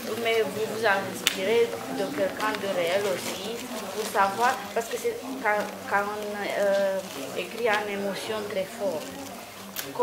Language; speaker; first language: French; non-native, fluent; Romanian